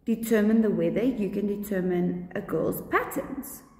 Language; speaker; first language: English; non-native, local second language; Afrikaans